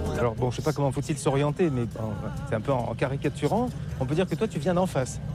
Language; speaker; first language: French; native; French